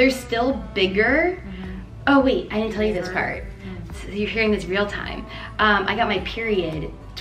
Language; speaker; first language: English; native; English